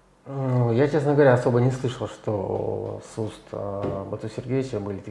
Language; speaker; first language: Russian; native; Russian